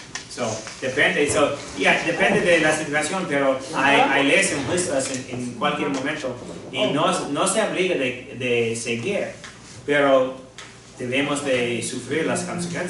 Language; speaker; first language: Spanish; non-native, fluent; English